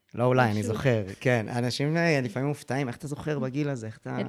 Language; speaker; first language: Hebrew; early bilingual, other home language; English